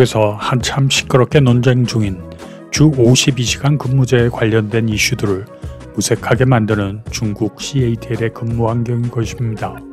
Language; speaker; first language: Korean; native; Korean